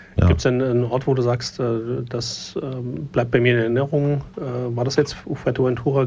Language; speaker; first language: German; native; German